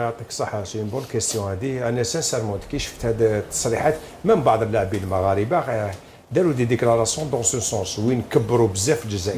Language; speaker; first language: Arabic; native; Arabic